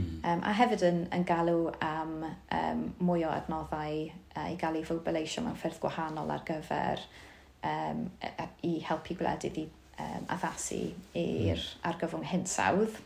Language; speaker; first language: Welsh; native; Welsh